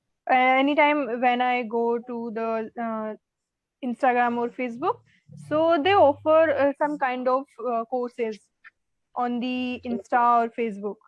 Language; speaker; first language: English; non-native, learner; Hindi